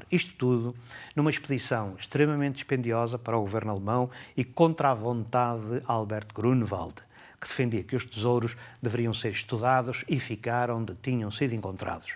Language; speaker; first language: Portuguese; native; Portuguese